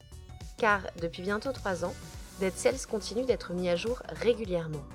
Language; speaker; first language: French; native; French